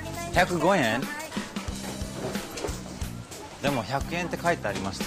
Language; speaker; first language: Japanese; early bilingual, heritage; English